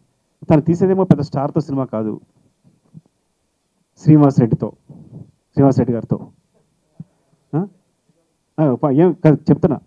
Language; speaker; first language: Telugu; native; Telugu